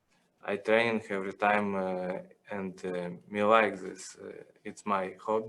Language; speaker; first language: English; non-native, learner; Russian